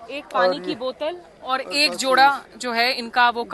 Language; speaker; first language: Hindi; native; Hindi